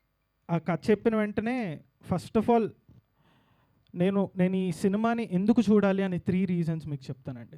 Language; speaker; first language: Telugu; native; Telugu